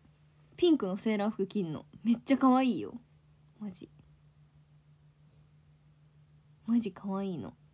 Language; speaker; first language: Japanese; native; Japanese